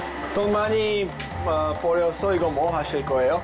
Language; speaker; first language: Korean; non-native, learner; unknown